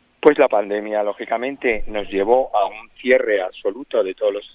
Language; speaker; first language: Spanish; native; Spanish